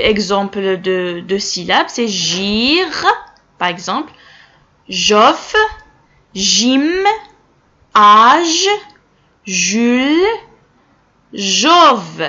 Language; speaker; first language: French; non-native, local second language; Arabic